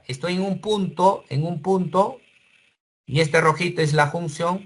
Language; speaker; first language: Spanish; native; Spanish